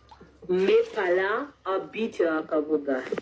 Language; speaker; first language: French; non-native, learner; Kinyarwanda